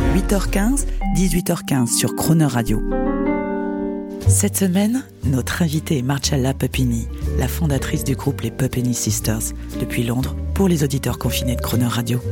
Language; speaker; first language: French; native; French